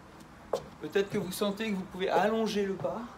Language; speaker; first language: French; native; French